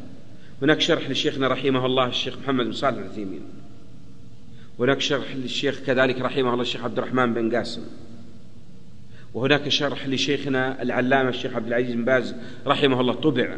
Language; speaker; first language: Arabic; native; Arabic